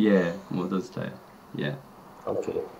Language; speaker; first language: English; non-native, learner; Korean